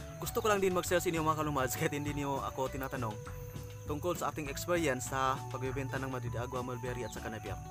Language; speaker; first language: Filipino; non-native, local second language; Cebuano